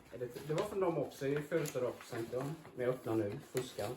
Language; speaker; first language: Swedish; early bilingual, other home language; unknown